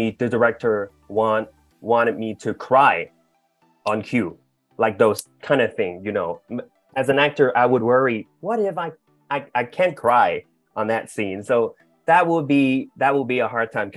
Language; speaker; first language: English; non-native, local second language; Cantonese